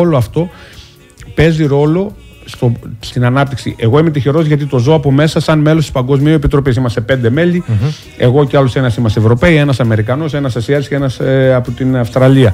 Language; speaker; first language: Greek; native; Greek